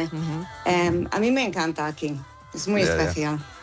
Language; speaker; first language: Spanish; non-native, fluent; English